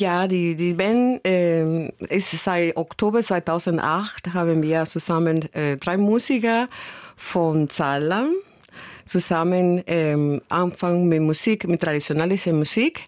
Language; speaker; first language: German; non-native, learner; Spanish